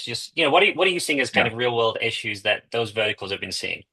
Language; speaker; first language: English; native; English